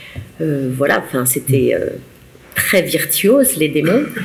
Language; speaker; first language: French; native; French